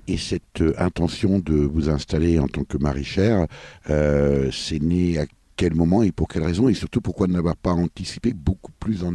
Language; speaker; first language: French; native; French